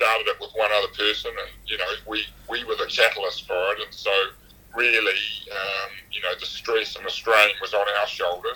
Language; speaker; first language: English; native; English